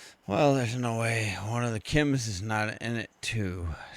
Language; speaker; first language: English; native; English